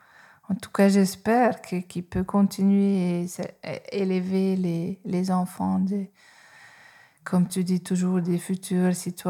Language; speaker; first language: French; non-native, fluent; Hungarian